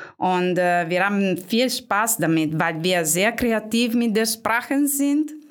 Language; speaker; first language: German; non-native, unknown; Italian